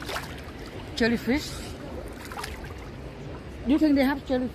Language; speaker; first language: English; non-native, learner; Vietnamese